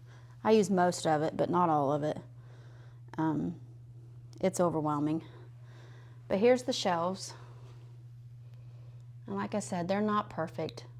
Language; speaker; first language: English; native; English